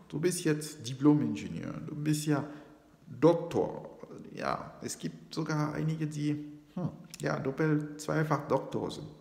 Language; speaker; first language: German; non-native, fluent; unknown